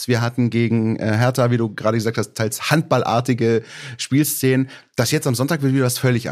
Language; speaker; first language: German; native; German